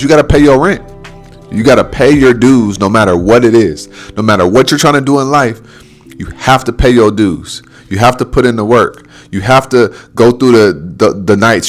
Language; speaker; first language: English; native; English